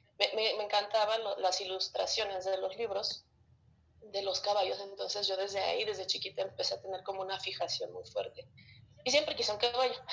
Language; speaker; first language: Spanish; early bilingual, other home language; Russian